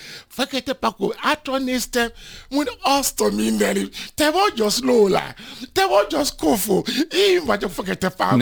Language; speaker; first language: Hungarian; non-native, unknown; Yoruba